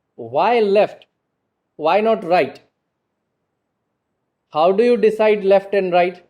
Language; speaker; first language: English; non-native, local second language; Gujarati